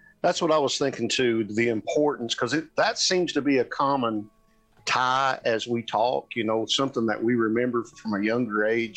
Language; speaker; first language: English; native; English